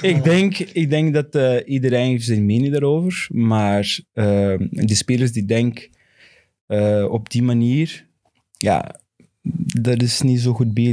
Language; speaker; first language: Dutch; non-native, fluent; Portuguese